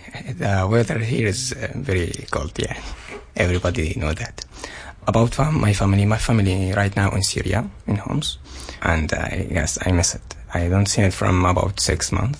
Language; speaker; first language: English; non-native, learner; Arabic